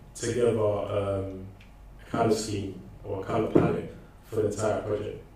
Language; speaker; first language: English; non-native, local second language; Akan